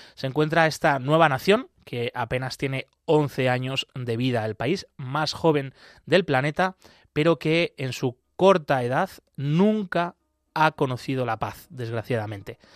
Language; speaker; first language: Spanish; native; Spanish